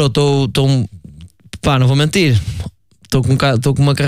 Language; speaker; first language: Portuguese; native; Portuguese